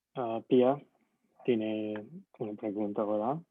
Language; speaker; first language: Spanish; non-native, learner; English